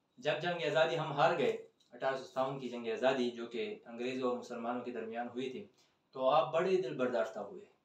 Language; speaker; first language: Hindi; non-native, local second language; Punjabi